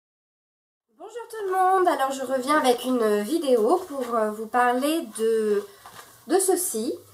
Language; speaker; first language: French; native; French